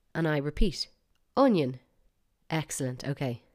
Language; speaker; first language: English; native; English